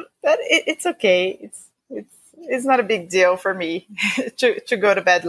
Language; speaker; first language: English; non-native, fluent; Portuguese